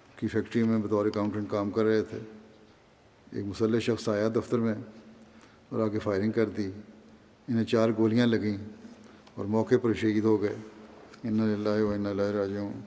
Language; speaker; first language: Urdu; native; Urdu